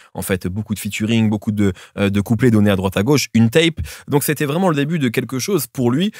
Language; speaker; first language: French; native; French